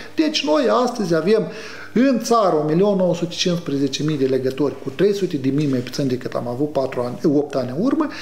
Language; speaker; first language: Romanian; native; Romanian